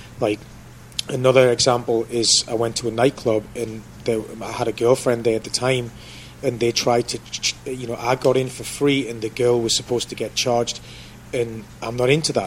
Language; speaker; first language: English; native; English